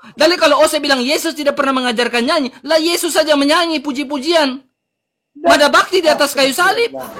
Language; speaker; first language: Indonesian; native; Indonesian